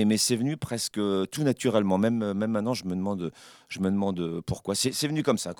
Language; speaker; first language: French; native; French